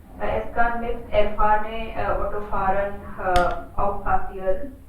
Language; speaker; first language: German; non-native, learner; Hindi